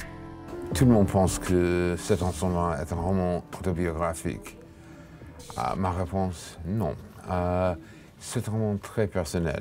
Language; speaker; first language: French; non-native, fluent; English